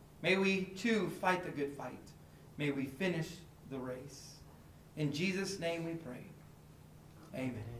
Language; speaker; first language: English; native; English